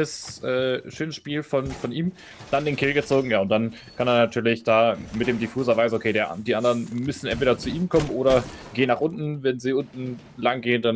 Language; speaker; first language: German; native; German